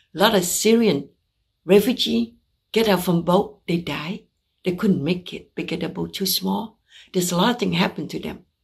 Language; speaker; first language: English; non-native, fluent; Vietnamese